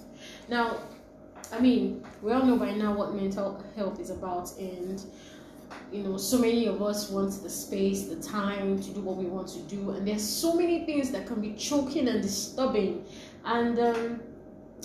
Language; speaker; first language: English; non-native, local second language; Yoruba